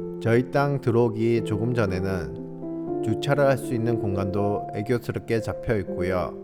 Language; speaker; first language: Korean; native; Korean